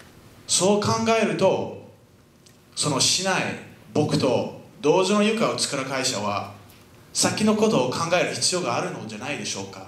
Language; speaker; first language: Japanese; non-native, fluent; French